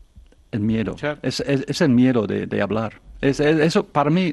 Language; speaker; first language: Spanish; non-native, fluent; English